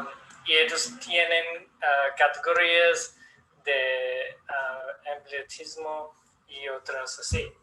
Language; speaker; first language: Spanish; non-native, learner; English